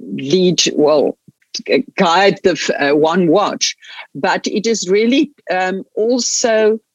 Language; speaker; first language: English; non-native, local second language; Afrikaans